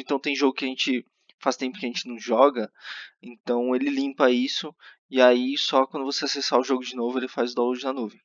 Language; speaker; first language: Portuguese; native; Portuguese